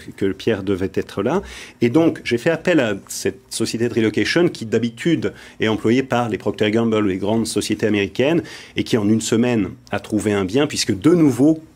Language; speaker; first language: French; native; French